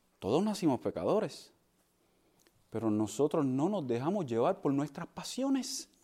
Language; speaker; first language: Spanish; early bilingual, heritage; Spanish